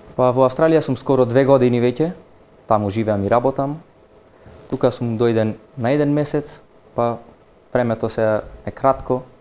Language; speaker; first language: Macedonian; native; Macedonian